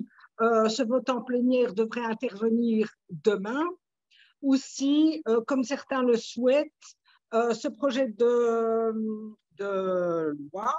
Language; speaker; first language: French; native; French